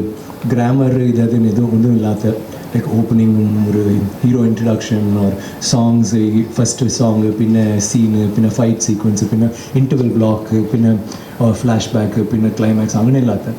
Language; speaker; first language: Malayalam; non-native, learner; Tamil